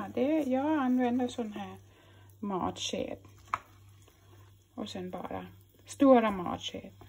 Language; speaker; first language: Swedish; non-native, fluent; Thai